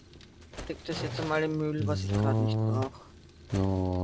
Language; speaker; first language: German; native; German